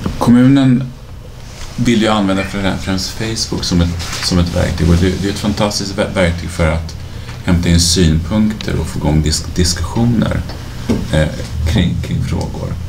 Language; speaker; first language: Swedish; native; Swedish